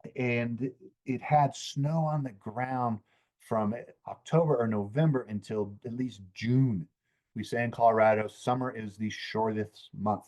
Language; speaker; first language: English; native; English